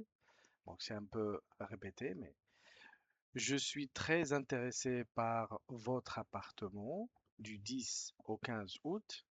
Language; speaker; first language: French; non-native, fluent; Spanish